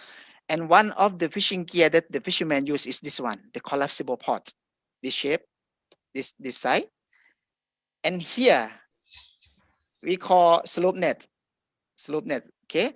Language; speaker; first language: English; non-native, fluent; Thai